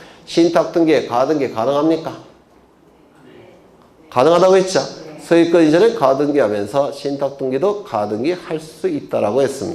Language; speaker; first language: Korean; native; Korean